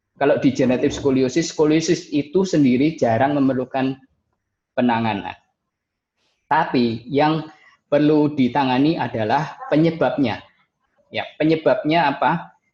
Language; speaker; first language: Indonesian; native; Indonesian